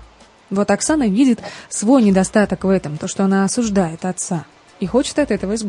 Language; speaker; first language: Russian; native; Russian